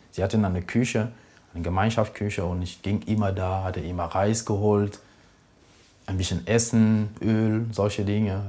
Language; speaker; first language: German; non-native, fluent; French